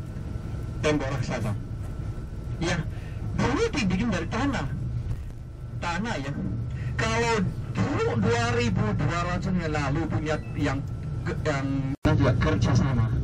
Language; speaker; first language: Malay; non-native, fluent; Chinese